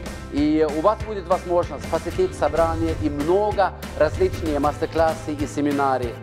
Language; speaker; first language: Russian; non-native, fluent; Norwegian